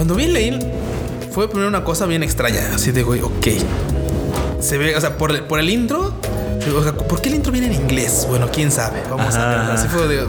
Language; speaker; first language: Spanish; native; Spanish